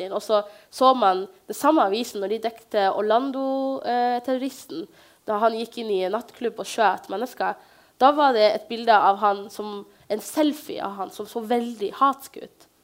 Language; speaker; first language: Norwegian; early bilingual, other home language; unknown